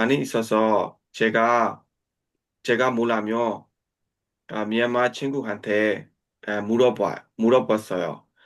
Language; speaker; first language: Korean; non-native, learner; Burmese